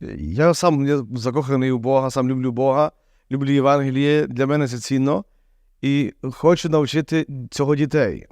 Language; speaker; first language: Ukrainian; native; Ukrainian